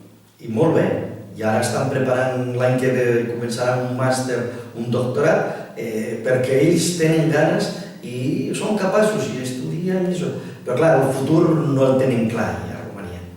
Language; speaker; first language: Catalan; non-native, local second language; Spanish